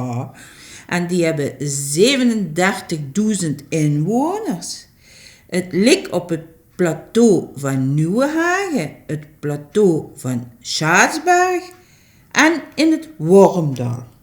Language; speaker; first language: Dutch; native; Dutch